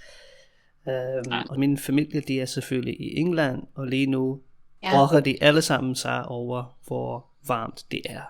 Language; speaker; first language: Danish; non-native, fluent; English